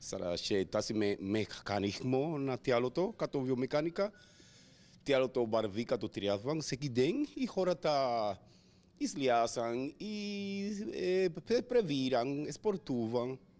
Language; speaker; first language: Bulgarian; non-native, learner; Spanish